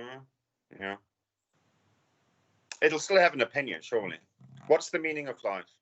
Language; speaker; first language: English; native; English